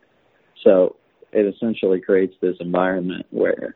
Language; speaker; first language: English; native; English